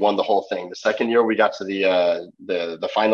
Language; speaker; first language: English; native; English